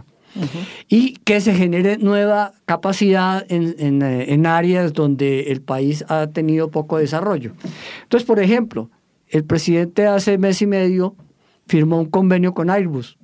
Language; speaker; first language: Spanish; native; Spanish